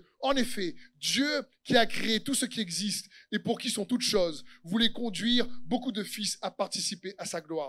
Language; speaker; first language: French; native; French